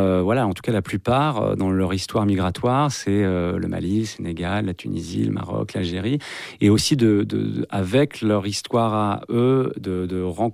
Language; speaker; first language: French; native; French